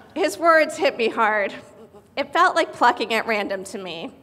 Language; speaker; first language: English; native; English